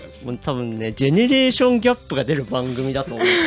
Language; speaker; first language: Japanese; native; Japanese